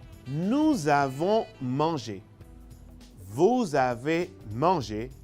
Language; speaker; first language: French; non-native, fluent; Spanish